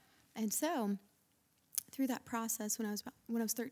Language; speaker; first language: English; native; English